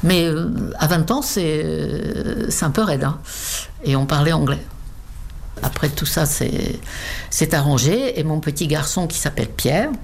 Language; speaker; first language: French; non-native, fluent; Czech